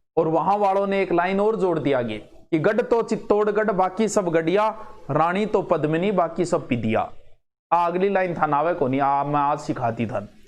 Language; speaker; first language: Hindi; native; Hindi